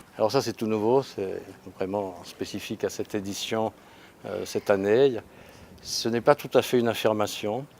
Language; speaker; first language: French; native; French